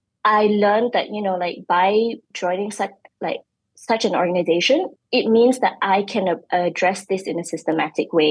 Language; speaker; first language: English; non-native, local second language; Malay